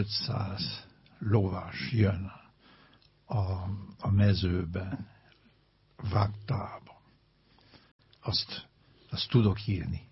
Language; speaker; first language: Hungarian; non-native, learner; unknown